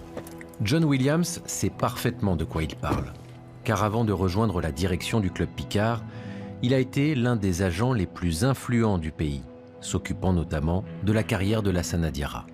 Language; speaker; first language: French; native; French